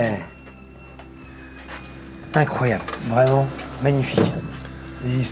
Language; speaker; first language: French; native; French